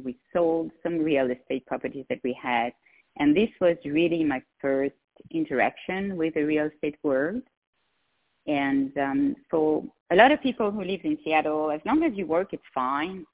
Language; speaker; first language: English; non-native, fluent; French